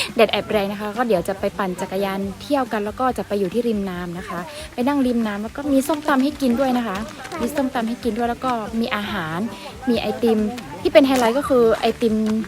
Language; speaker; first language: Thai; native; Thai